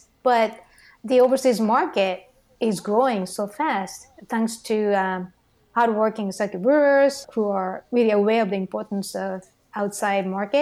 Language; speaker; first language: English; non-native, fluent; Japanese